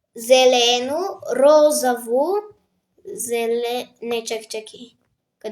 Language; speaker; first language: Bulgarian; native; Bulgarian